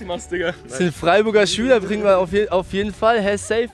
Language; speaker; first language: German; native; German